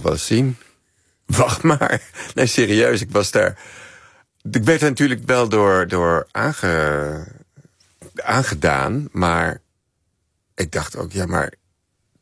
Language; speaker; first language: Dutch; native; Dutch